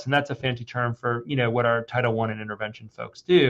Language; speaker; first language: English; native; English